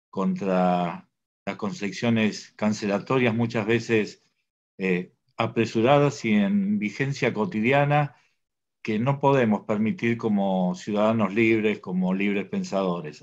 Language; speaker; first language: Spanish; native; Spanish